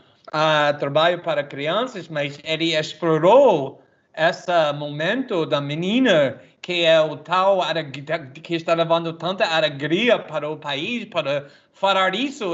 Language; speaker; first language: Portuguese; non-native, fluent; English